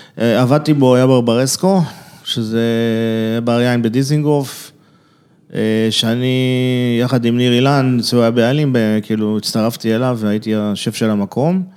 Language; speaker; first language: Hebrew; early bilingual, other home language; French